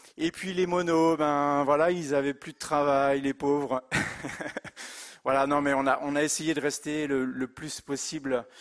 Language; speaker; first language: French; native; French